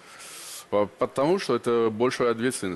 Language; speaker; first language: Russian; non-native, learner; French